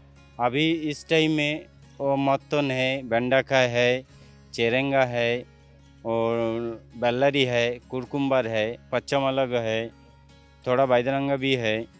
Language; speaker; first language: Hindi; non-native, local second language; Odia